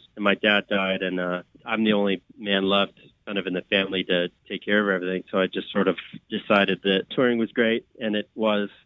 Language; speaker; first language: English; native; English